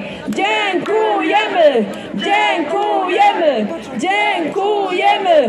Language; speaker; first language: Polish; native; Polish